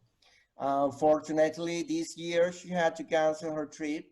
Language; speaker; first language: English; non-native, fluent; Spanish